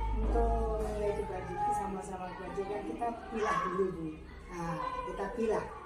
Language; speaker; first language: Indonesian; non-native, local second language; Madurese